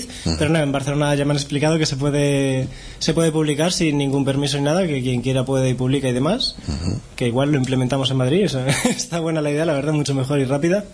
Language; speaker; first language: Spanish; native; Spanish